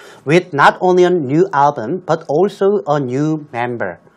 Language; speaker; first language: English; non-native, fluent; Korean